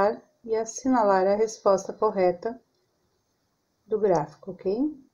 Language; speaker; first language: Portuguese; native; Portuguese